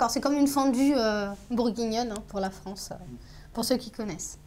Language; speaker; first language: French; native; French